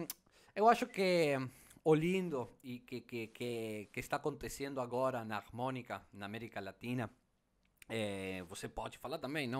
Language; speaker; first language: Portuguese; non-native, learner; Spanish